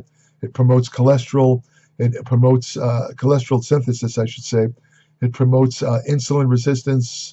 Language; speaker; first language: English; native; English